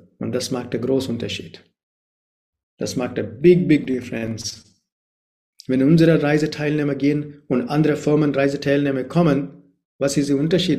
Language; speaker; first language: German; non-native, learner; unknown